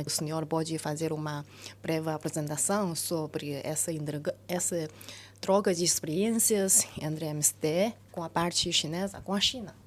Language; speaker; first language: Portuguese; non-native, fluent; Chinese